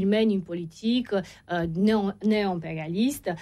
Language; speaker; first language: French; non-native, fluent; Romanian